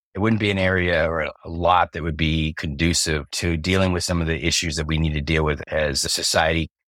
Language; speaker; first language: English; native; English